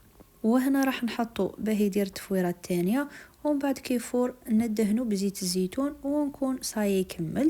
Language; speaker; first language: Arabic; native; Arabic